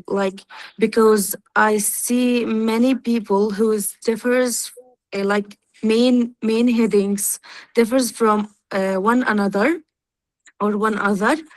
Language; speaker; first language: English; non-native, learner; Arabic